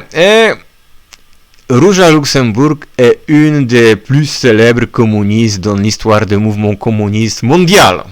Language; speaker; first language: French; non-native, learner; Polish